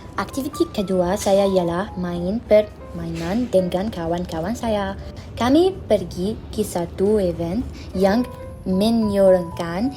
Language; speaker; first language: Malay; non-native, learner; Arabic